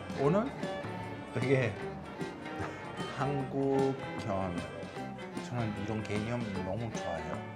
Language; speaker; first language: Korean; non-native, learner; Italian